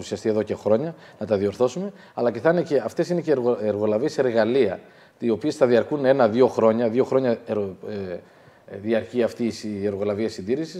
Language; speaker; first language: Greek; native; Greek